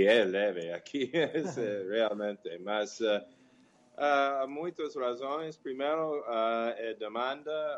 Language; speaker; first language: Portuguese; non-native, fluent; English